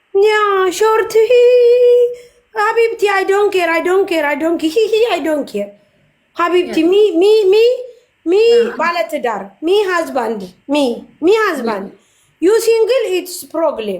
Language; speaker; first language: English; non-native, learner; Amharic